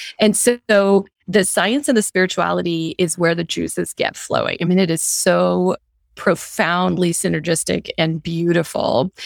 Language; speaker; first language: English; early bilingual, other home language; Hindi